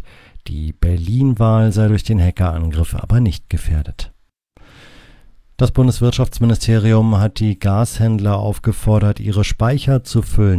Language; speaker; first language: German; native; German